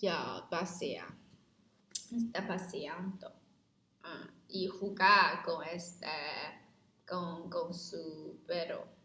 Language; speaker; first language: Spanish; non-native, learner; Chinese